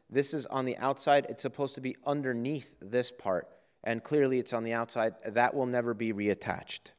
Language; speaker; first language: English; native; English